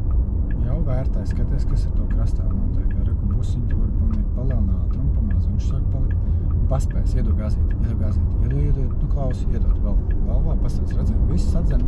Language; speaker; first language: Latvian; native; Latvian